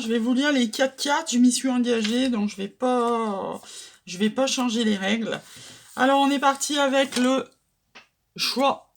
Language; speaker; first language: French; native; French